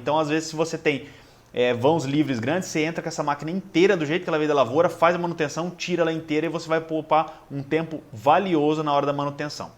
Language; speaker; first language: Portuguese; native; Portuguese